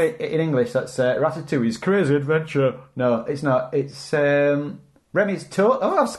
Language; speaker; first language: English; native; English